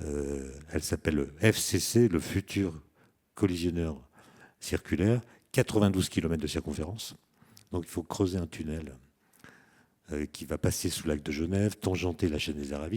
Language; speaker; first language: French; native; French